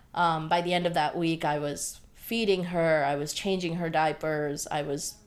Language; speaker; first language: English; non-native, local second language; Bangla